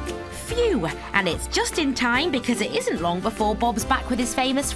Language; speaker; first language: English; native; English